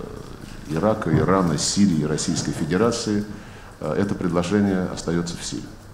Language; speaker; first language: Russian; native; Russian